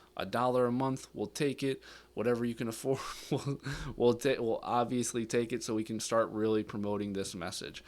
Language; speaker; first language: English; native; English